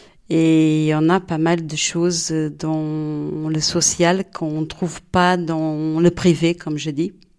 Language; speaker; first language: French; non-native, fluent; Portuguese